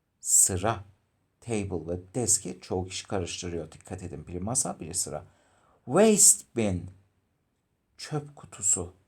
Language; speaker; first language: Turkish; native; Turkish